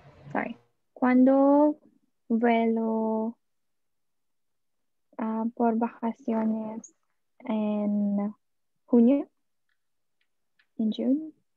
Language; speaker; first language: Spanish; non-native, learner; English